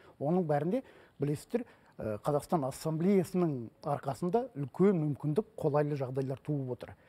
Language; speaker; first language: Kazakh; non-native, local second language; Russian